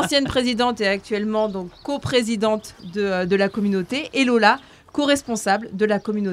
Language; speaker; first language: French; native; French